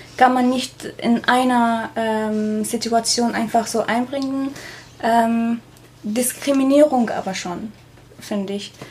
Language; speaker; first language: German; non-native, fluent; Arabic